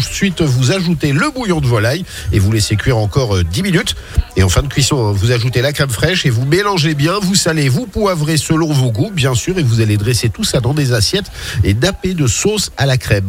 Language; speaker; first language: French; native; French